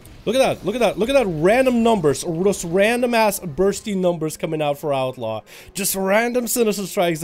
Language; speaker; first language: English; native; English